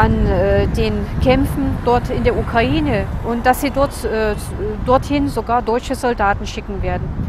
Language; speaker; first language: German; non-native, fluent; Russian